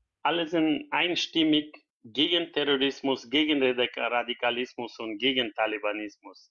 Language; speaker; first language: German; non-native, fluent; Persian